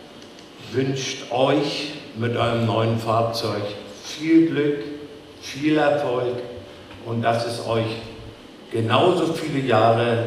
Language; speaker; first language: German; non-native, fluent; Polish